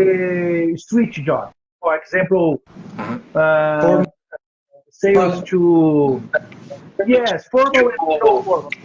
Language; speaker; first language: English; non-native, learner; Portuguese